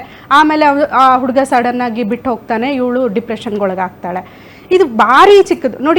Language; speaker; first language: Kannada; native; Kannada